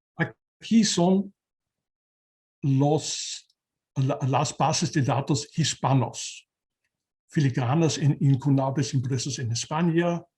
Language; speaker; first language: Spanish; non-native, learner; German